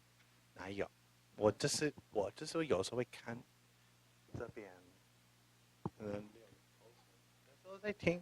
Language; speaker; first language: Chinese; early bilingual, heritage; English